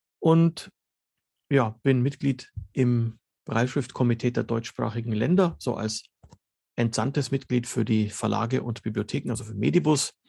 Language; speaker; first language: German; early bilingual, other home language; Slovenian